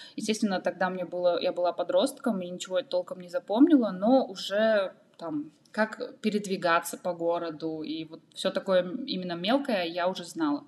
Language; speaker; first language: Russian; native; Russian